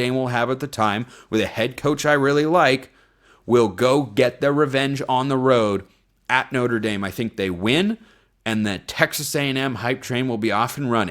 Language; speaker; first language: English; native; English